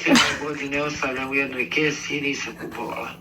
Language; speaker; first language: Bosnian; native; Bosnian